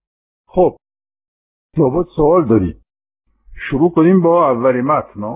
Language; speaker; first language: Persian; non-native, fluent; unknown